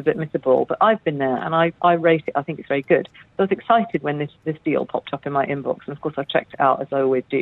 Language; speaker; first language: English; native; English